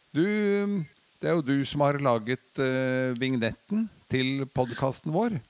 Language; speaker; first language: Norwegian; early bilingual, other home language; Latvian